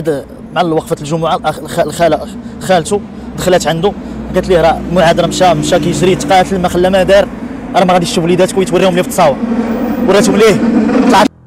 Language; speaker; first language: Arabic; native; Arabic